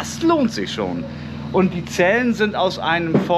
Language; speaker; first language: German; native; German